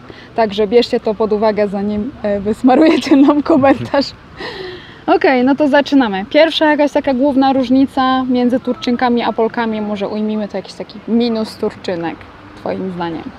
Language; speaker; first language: Polish; native; Polish